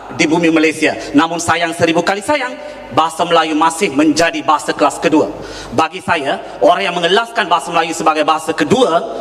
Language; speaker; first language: Malay; non-native, local second language; Tamil